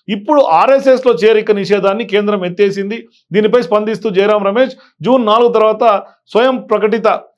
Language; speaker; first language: Telugu; native; Telugu